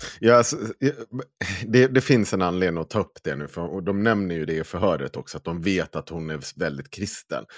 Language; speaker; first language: Swedish; native; Swedish